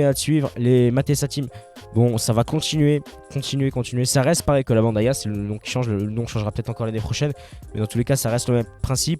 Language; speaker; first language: French; native; French